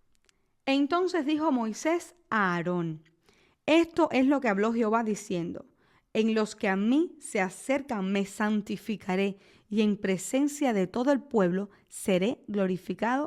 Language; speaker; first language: Spanish; native; Spanish